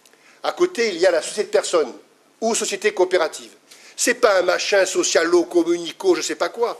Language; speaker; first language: French; native; French